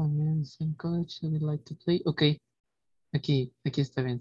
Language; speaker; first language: English; non-native, fluent; Spanish